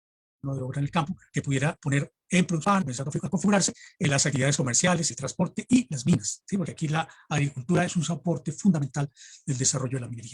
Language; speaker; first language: Spanish; native; Spanish